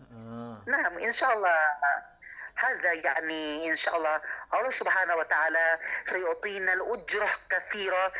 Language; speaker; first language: Arabic; non-native, learner; Indonesian